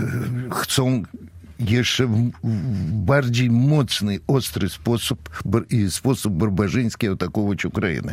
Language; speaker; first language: Polish; non-native, fluent; Russian